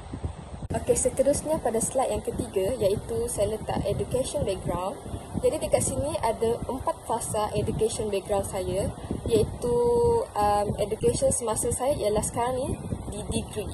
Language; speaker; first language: Malay; native; Malay